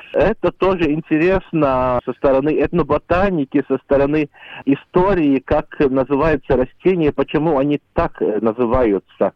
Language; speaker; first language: Russian; non-native, local second language; Latvian